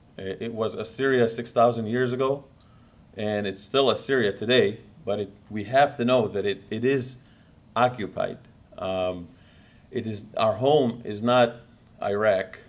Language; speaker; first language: English; non-native, fluent; Assyrian Neo-Aramaic